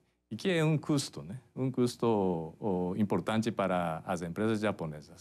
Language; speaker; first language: Portuguese; non-native, fluent; Japanese